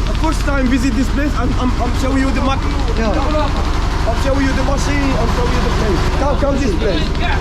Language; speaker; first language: English; non-native, learner; Arabic